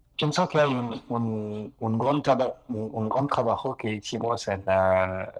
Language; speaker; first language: Spanish; non-native, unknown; French